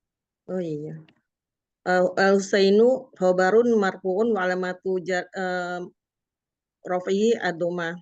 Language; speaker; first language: Arabic; non-native, learner; Indonesian